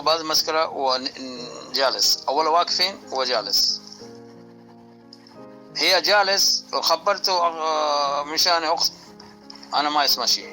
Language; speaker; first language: Arabic; non-native, learner; Urdu